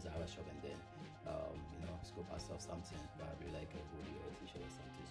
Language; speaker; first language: English; non-native, local second language; Akan